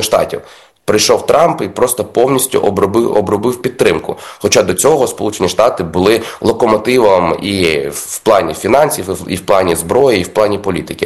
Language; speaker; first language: Ukrainian; native; Ukrainian